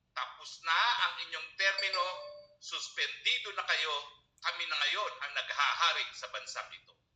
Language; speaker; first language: Filipino; native; Filipino